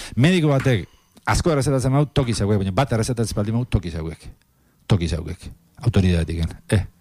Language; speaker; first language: Basque; native; Basque